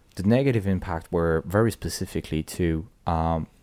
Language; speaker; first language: English; non-native, fluent; French